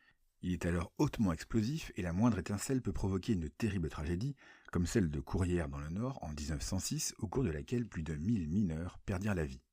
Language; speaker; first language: French; native; French